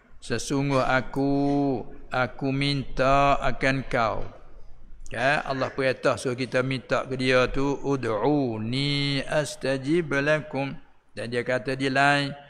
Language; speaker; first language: Malay; native; Malay